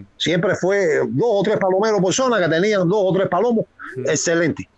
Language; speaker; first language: Spanish; native; Spanish